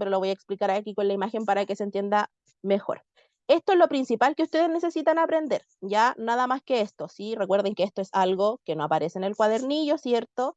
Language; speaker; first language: Spanish; native; Spanish